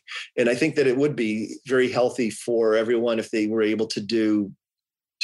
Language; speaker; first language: English; native; English